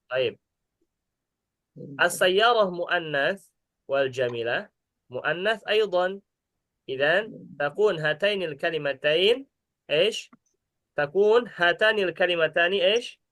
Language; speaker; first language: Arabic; non-native, fluent; Indonesian